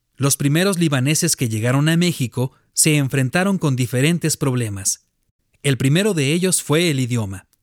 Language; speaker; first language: Spanish; native; Spanish